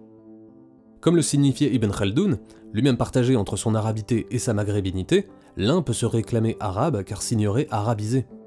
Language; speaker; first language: French; native; French